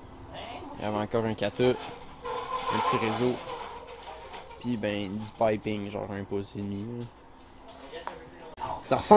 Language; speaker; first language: French; native; French